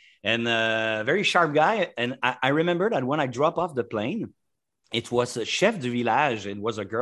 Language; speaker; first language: English; non-native, fluent; French